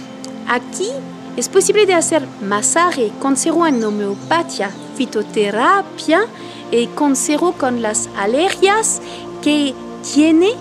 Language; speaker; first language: Spanish; non-native, learner; French